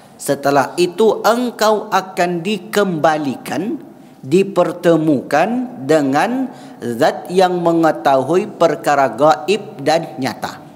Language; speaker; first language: Malay; non-native, local second language; Minangkabau